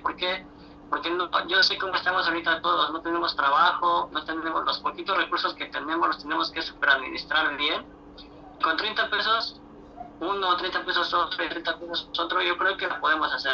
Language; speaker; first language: Spanish; native; Spanish